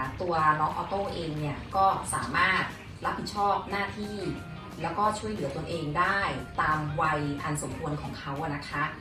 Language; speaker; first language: Thai; native; Thai